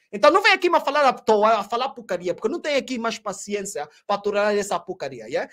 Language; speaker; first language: Portuguese; early bilingual, heritage; Portuguese